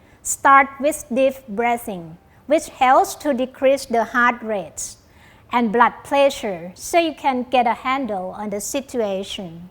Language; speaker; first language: English; non-native, fluent; Thai